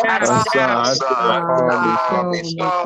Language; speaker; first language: Arabic; non-native, learner; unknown